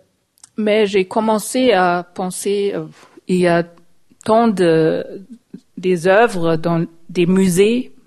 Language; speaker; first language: French; non-native, fluent; German